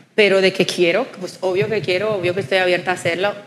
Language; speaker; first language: Spanish; non-native, fluent; Haitian Creole